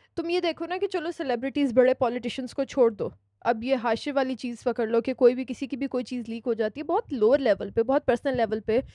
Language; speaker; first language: Urdu; native; Urdu